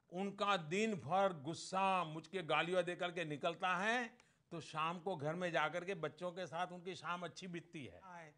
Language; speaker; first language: Hindi; non-native, local second language; Gujarati